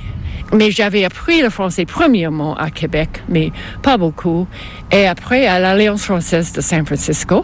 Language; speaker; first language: French; non-native, local second language; English